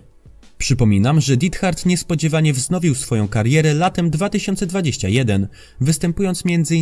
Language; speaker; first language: Polish; native; Polish